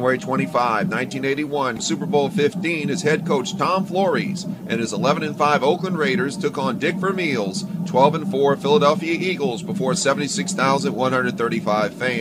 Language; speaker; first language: English; native; English